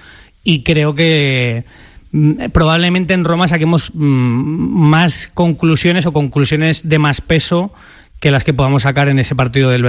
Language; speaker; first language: Spanish; native; Spanish